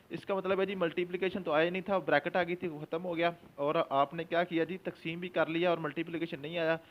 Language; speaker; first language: Urdu; non-native, local second language; Punjabi